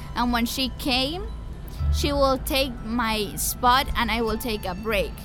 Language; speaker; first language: English; early bilingual, other home language; Spanish